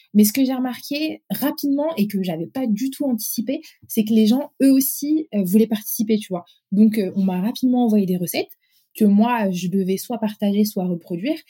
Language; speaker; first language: French; early bilingual, other home language; Arabic